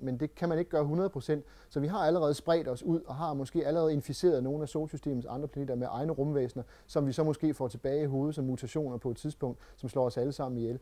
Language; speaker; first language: Danish; native; Danish